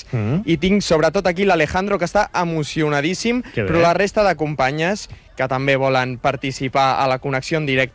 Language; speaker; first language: Catalan; native; Catalan